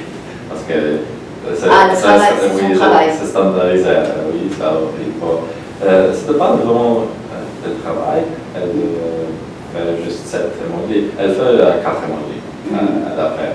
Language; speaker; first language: French; non-native, learner; Polish